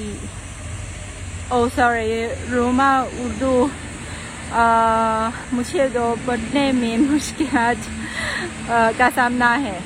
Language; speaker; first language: Urdu; non-native, fluent; Chinese